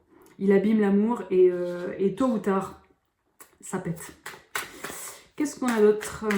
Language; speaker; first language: French; native; French